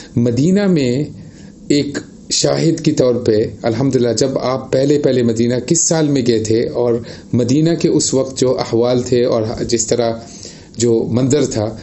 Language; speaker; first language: Urdu; early bilingual, other home language; Punjabi